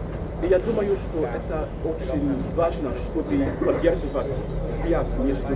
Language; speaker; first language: Russian; non-native, learner; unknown